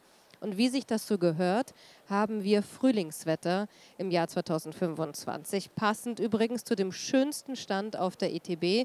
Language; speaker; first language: German; native; German